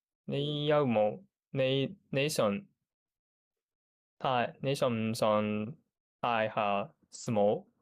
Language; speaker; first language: Cantonese; non-native, learner; Japanese